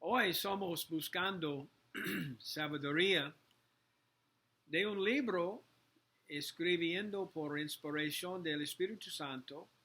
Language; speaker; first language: Spanish; non-native, learner; English